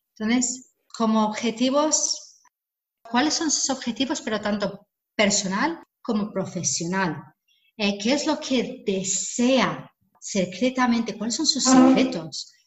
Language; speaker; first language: Spanish; non-native, fluent; English